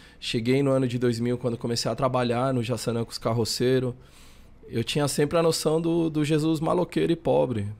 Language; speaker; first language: Portuguese; early bilingual, other home language; Spanish